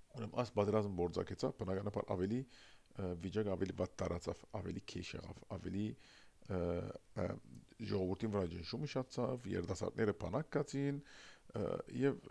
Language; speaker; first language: Armenian; early bilingual, heritage; Armenian